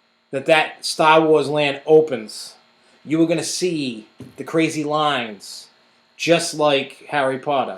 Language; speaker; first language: English; native; English